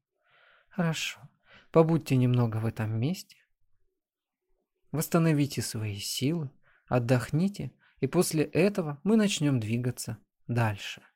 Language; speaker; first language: Russian; native; Russian